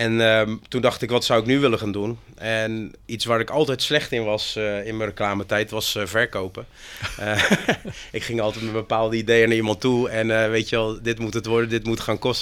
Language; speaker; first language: Dutch; native; Dutch